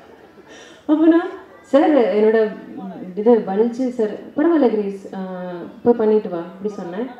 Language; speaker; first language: Tamil; non-native, learner; Malayalam